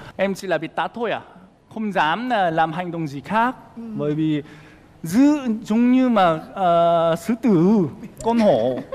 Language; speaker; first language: Vietnamese; non-native, fluent; Korean